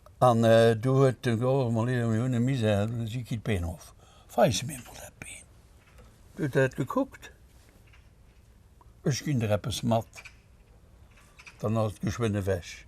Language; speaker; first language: Luxembourgish; native; Luxembourgish